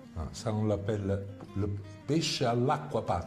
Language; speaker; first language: French; non-native, fluent; Italian